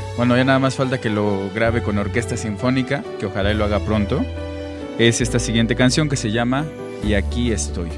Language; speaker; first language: Spanish; native; Spanish